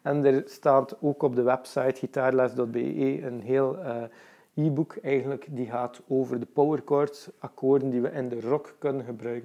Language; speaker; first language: Dutch; native; Dutch